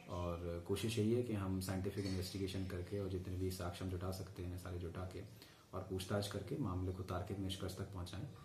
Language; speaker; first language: Hindi; native; Hindi